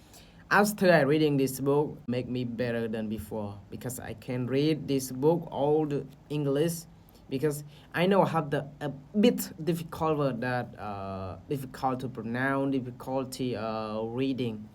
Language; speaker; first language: English; non-native, learner; Khmer